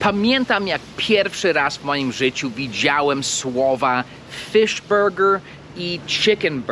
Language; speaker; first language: Polish; non-native, fluent; English